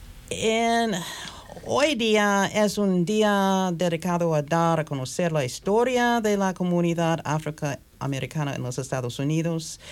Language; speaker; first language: Spanish; non-native, fluent; English